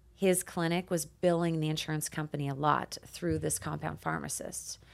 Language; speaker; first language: English; native; English